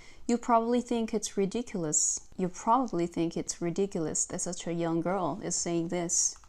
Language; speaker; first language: English; non-native, fluent; Korean